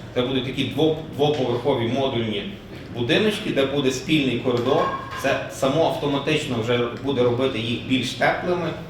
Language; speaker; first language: Ukrainian; native; Ukrainian